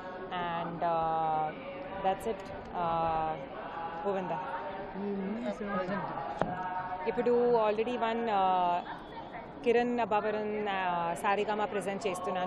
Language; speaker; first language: Telugu; non-native, learner; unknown